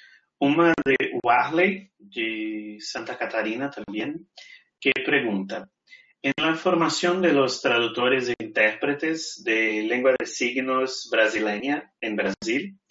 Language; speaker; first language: Spanish; non-native, fluent; Portuguese